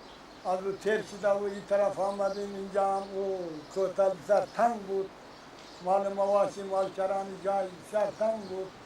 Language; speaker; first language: Persian; non-native, local second language; Kyrgyz